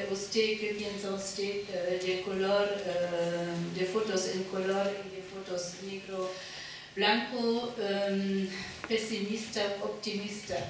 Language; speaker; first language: Spanish; non-native, learner; German